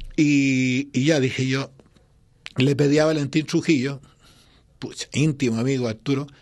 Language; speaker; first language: Spanish; native; Spanish